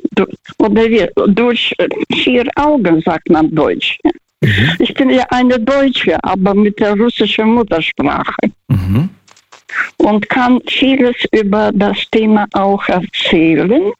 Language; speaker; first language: German; non-native, fluent; Russian